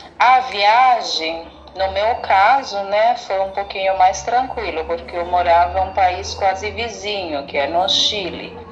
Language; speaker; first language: Portuguese; non-native, fluent; Haitian Creole